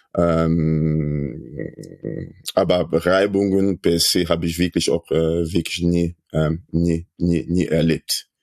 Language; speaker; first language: German; non-native, fluent; French